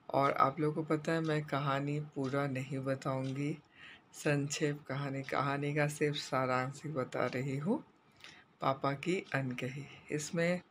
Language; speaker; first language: Hindi; native; Hindi